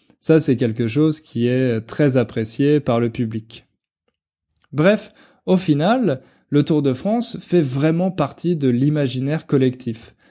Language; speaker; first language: French; native; French